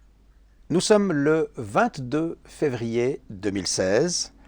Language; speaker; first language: French; native; French